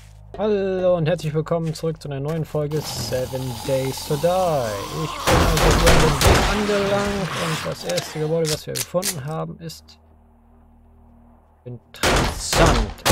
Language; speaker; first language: German; native; German